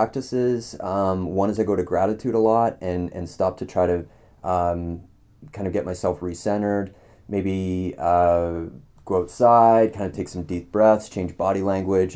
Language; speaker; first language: English; native; English